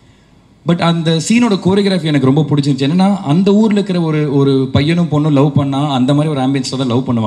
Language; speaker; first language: Tamil; native; Tamil